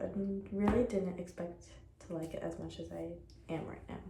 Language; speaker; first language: English; native; English